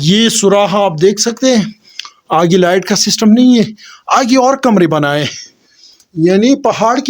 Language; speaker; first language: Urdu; non-native, local second language; Pashto